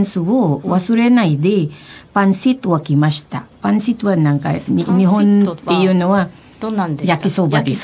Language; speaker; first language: Japanese; non-native, fluent; Filipino